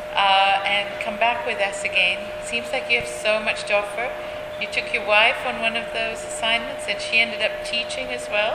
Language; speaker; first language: English; non-native, local second language; Ganda